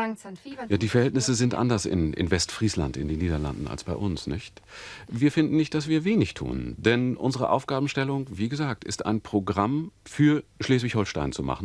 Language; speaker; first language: German; native; German